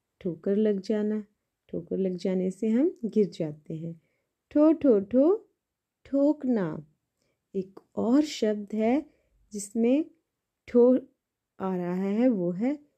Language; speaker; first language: Hindi; native; Hindi